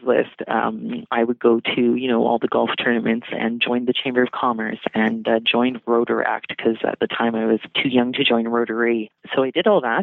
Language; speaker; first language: English; native; English